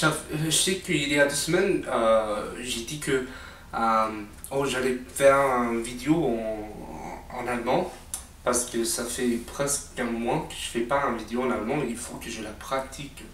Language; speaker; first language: French; non-native, fluent; English